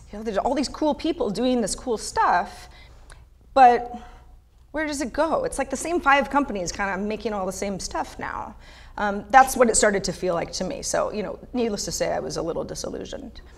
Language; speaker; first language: English; native; English